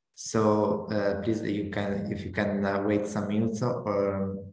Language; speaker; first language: English; non-native, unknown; Italian